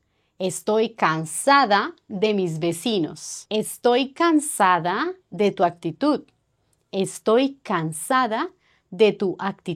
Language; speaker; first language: Spanish; non-native, fluent; French